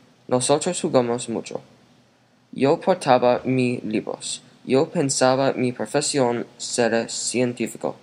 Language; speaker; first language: Spanish; non-native, learner; English